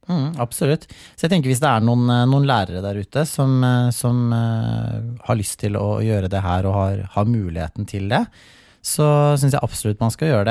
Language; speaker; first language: Norwegian; native; Norwegian